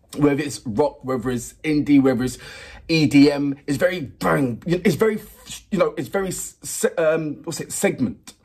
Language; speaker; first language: English; native; English